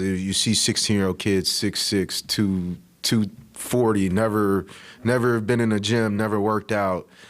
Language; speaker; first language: English; native; English